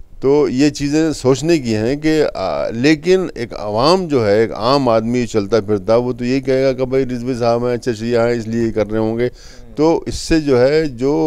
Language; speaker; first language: Urdu; native; Urdu